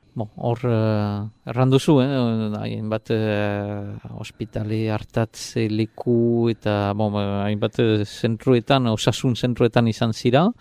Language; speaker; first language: Basque; native; Basque